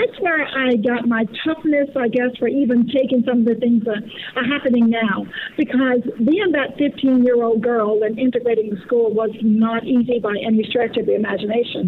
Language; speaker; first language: English; native; English